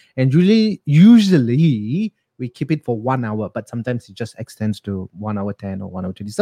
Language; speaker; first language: English; non-native, local second language; Tamil